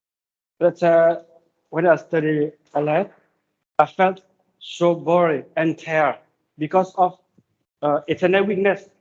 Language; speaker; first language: English; non-native, learner; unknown